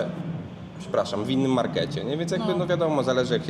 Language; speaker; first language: Polish; native; Polish